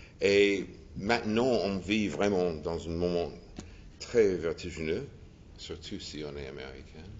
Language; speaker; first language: French; non-native, fluent; English